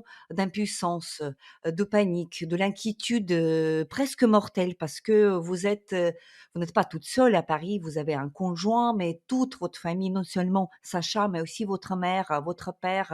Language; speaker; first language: French; non-native, fluent; Ukrainian